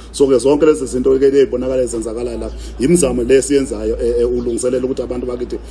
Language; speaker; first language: Zulu; native; Zulu